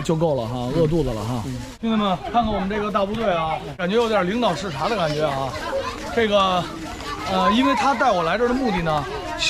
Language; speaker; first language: Chinese; native; Chinese